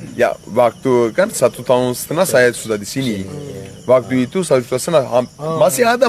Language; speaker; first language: Indonesian; non-native, learner; Turkish